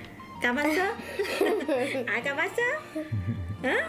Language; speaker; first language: Korean; non-native, learner; Vietnamese